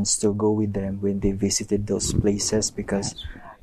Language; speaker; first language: English; non-native, local second language; Cebuano